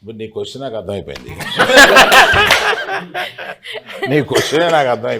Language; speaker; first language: Telugu; native; Telugu